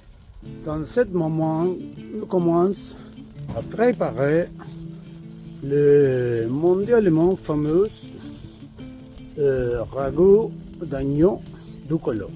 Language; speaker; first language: French; non-native, learner; Spanish